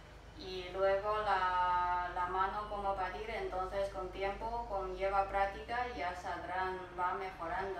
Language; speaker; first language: Spanish; non-native, fluent; Chinese